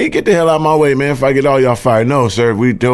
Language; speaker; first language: English; native; English